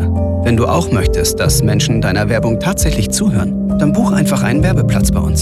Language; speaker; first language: German; native; German